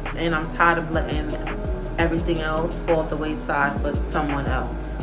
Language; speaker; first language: English; native; English